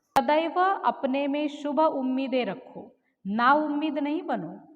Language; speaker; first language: Hindi; non-native, local second language; Marathi